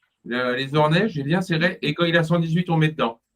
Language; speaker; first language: French; native; French